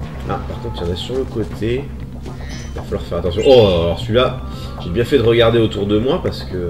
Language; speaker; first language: French; native; French